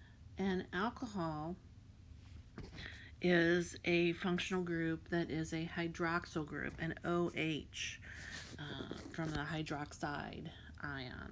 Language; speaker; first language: English; native; English